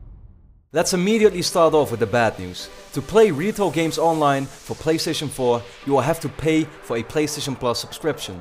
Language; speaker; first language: English; non-native, fluent; Dutch